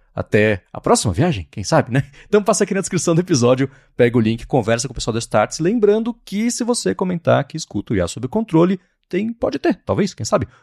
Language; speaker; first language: Portuguese; native; Portuguese